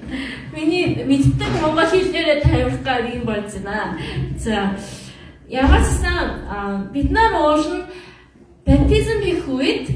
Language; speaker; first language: Mongolian; non-native, fluent; Korean